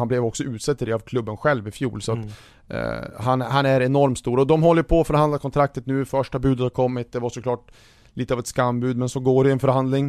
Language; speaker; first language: Swedish; native; Swedish